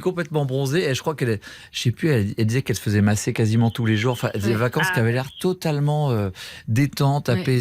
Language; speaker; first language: French; native; French